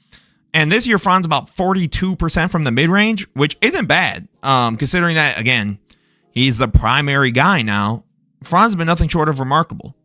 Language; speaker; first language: English; native; English